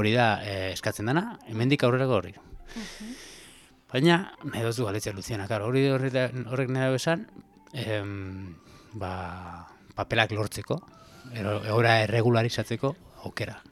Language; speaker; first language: Basque; native; Basque